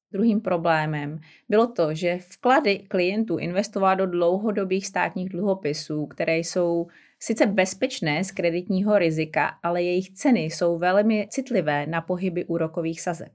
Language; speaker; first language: Czech; native; Czech